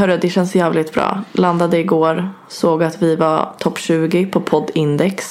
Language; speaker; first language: Swedish; native; Swedish